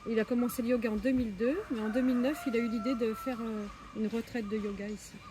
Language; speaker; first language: French; native; French